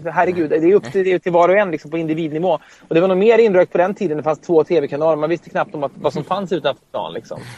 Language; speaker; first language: Swedish; native; Swedish